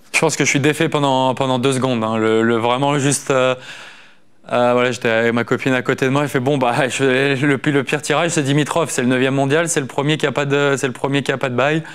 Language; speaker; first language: French; native; French